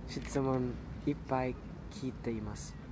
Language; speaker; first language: Japanese; non-native, learner; German